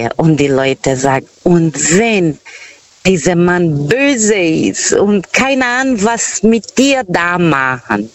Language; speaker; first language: German; non-native, fluent; Portuguese